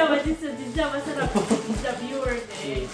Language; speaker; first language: Korean; non-native, learner; Filipino